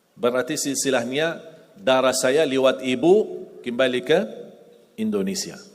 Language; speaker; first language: Indonesian; non-native, fluent; Arabic